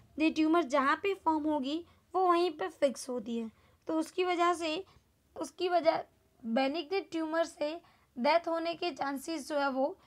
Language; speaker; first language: Hindi; non-native, local second language; Gujarati